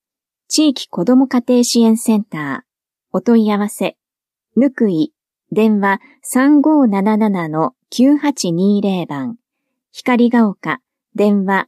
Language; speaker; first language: Japanese; native; Japanese